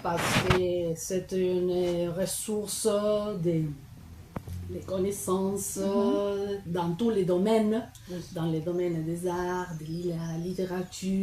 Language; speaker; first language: French; non-native, fluent; Spanish